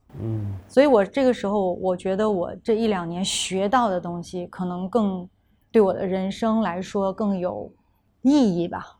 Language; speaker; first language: Chinese; native; Chinese